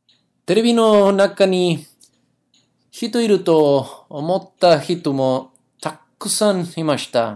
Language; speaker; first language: Japanese; non-native, learner; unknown